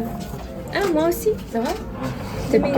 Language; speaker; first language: French; non-native, fluent; Japanese